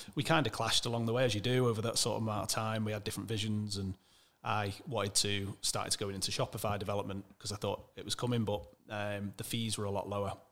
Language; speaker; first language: English; native; English